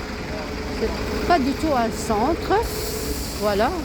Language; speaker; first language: French; non-native, local second language; Arabic